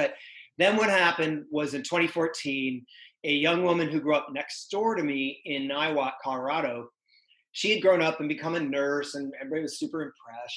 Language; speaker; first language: English; native; English